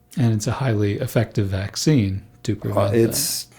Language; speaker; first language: English; native; English